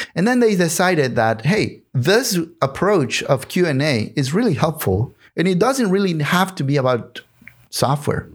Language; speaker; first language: English; non-native, fluent; Spanish